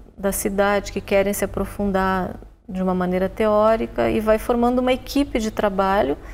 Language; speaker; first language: Portuguese; native; Portuguese